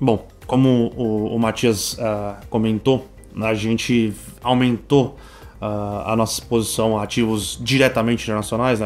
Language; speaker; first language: Portuguese; native; Portuguese